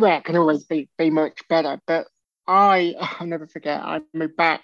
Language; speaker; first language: English; native; English